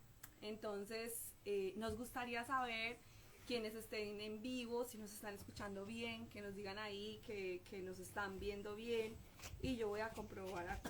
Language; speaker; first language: Spanish; native; Spanish